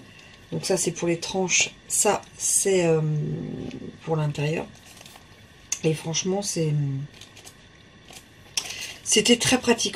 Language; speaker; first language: French; native; French